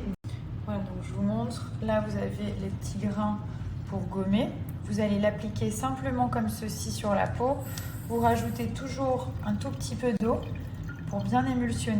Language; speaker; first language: French; native; French